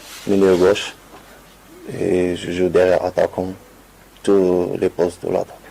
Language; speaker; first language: French; non-native, learner; Arabic